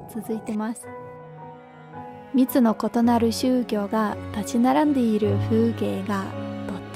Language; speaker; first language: Japanese; non-native, fluent; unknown